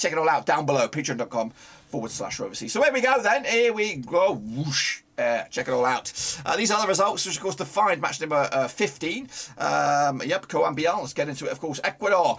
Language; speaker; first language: English; native; English